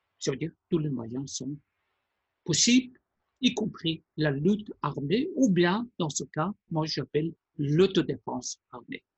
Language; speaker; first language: French; non-native, fluent; Persian